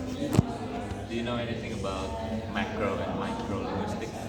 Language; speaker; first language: English; non-native, learner; Indonesian